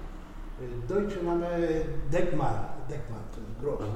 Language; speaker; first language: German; non-native, learner; Polish